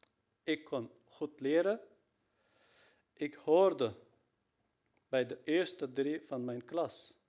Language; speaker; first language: Dutch; non-native, fluent; Turkish